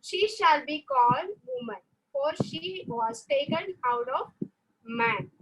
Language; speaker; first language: Hindi; non-native, local second language; Malayalam